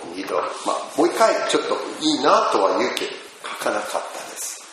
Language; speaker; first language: Japanese; non-native, fluent; English